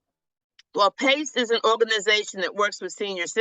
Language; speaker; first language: English; native; English